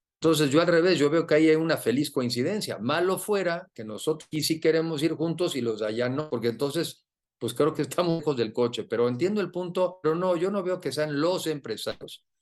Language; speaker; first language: Spanish; native; Spanish